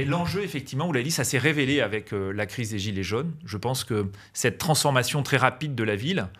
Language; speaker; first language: French; native; French